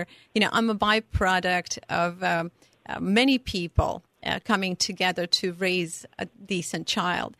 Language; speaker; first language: English; non-native, fluent; Serbian